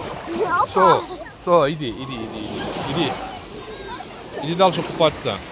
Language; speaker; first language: Russian; non-native, learner; Turkish